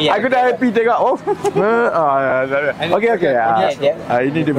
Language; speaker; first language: Malay; native; Malay